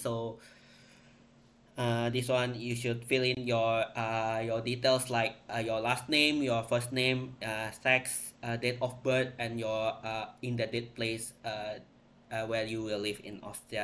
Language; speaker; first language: English; non-native, fluent; Indonesian